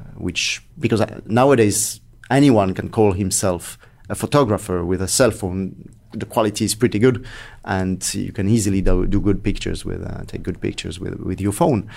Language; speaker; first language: English; non-native, fluent; French